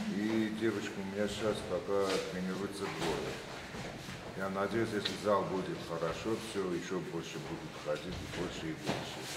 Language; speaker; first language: Russian; non-native, local second language; Armenian